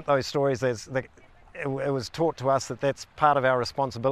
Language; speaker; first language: English; native; English